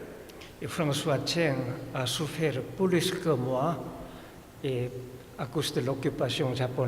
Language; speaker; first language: French; non-native, fluent; Korean